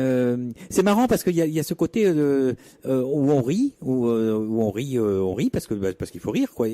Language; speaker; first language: French; native; French